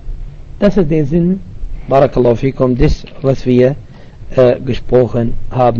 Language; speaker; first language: German; non-native, learner; Arabic